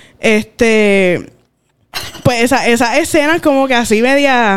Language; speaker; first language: Spanish; native; Spanish